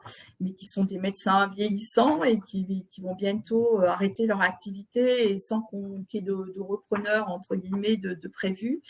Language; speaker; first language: French; native; French